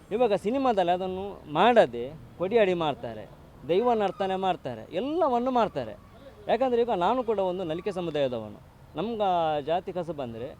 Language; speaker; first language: Kannada; non-native, local second language; Tulu